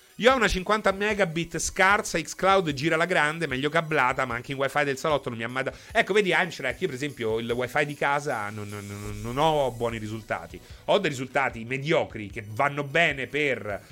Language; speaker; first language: Italian; native; Italian